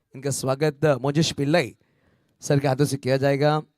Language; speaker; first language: Hindi; non-native, local second language; Marathi